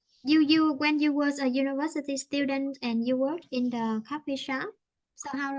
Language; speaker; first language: English; non-native, fluent; Vietnamese